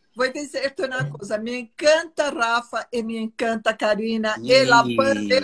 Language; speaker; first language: Spanish; non-native, fluent; Portuguese